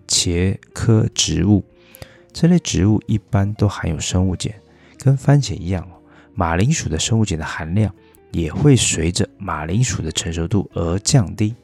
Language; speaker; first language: Chinese; native; Chinese